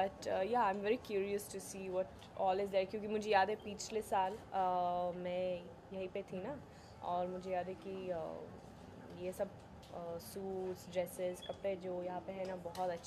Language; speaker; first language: Hindi; non-native, fluent; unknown